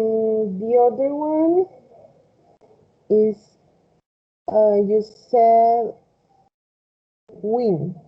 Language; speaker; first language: English; non-native, fluent; Spanish